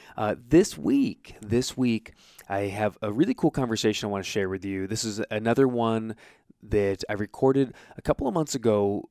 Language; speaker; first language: English; native; English